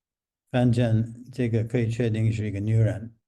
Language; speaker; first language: Chinese; non-native, fluent; English